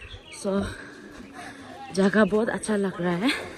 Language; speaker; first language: Hindi; non-native, local second language; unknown